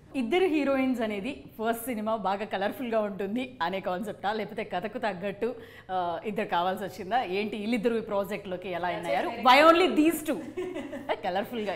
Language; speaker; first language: Telugu; native; Telugu